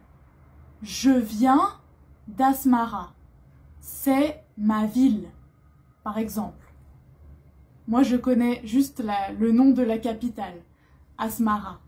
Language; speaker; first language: French; native; French